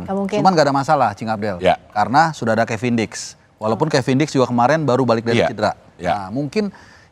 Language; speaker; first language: Indonesian; native; Indonesian